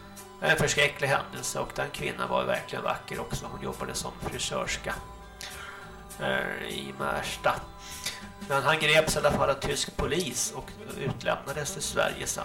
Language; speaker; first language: Swedish; native; Swedish